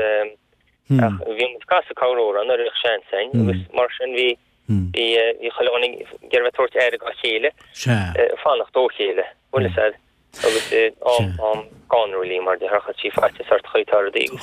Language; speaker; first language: Irish; native; Irish